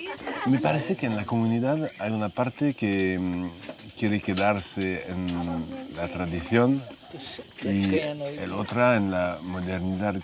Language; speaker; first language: Spanish; non-native, learner; French